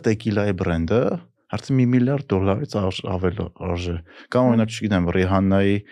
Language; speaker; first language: Armenian; native; Armenian